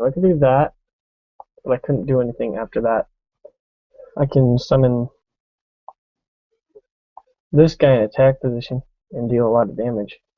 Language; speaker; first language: English; native; English